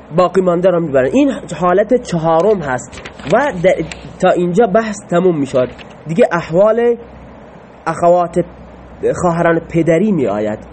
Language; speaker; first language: Persian; non-native, local second language; Baluchi